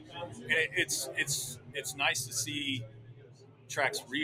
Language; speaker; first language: English; native; English